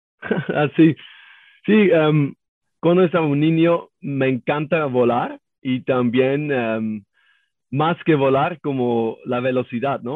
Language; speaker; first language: Spanish; non-native, learner; German